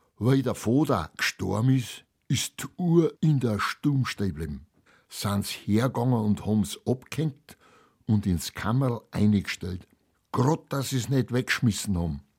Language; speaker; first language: German; native; German